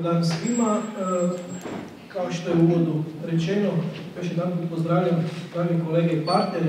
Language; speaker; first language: Croatian; native; Croatian